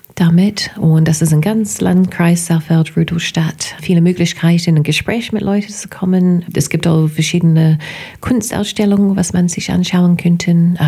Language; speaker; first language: German; non-native, fluent; English